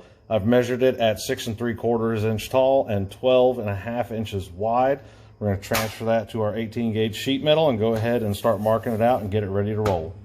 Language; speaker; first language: English; native; English